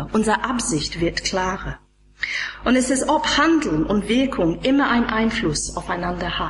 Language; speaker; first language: German; non-native, fluent; English